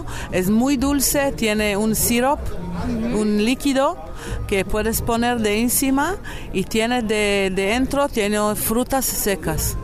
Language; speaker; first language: Spanish; non-native, learner; Hebrew